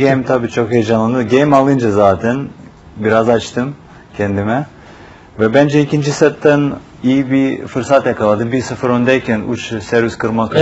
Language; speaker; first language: Turkish; non-native, fluent; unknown